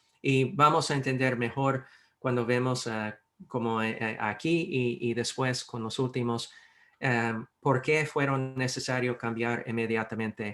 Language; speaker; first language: Spanish; non-native, fluent; English